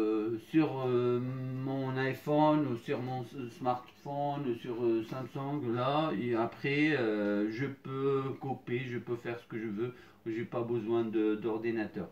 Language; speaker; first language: French; non-native, fluent; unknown